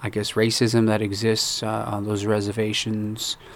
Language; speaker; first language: English; early bilingual, other home language; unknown